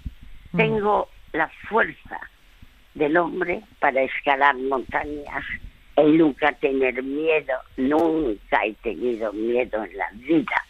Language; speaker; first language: Spanish; early bilingual, other home language; French